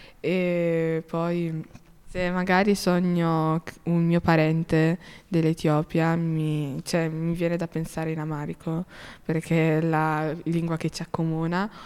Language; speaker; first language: Italian; early bilingual, other home language; Amharic